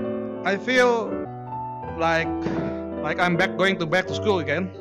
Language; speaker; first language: English; non-native, fluent; Indonesian